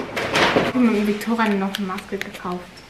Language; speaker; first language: German; early bilingual, heritage; Filipino